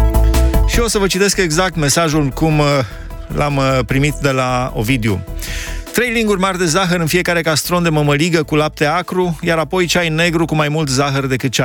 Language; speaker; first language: Romanian; native; Romanian